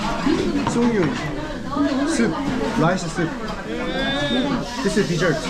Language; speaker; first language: English; non-native, learner; Korean